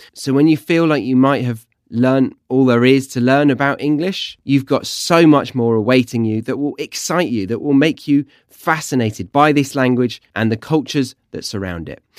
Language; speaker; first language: English; native; English